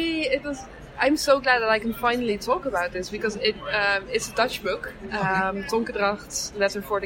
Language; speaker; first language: English; non-native, fluent; Dutch